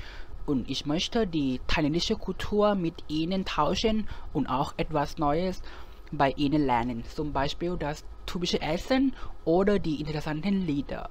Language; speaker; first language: German; non-native, fluent; Thai